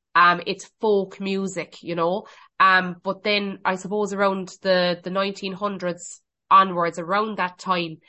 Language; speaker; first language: English; native; English